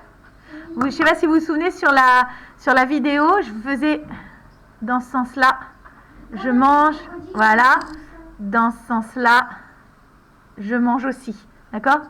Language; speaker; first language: French; native; French